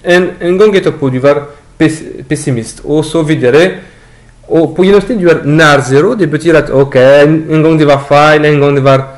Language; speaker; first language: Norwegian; non-native, learner; French